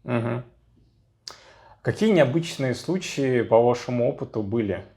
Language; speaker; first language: Russian; native; Russian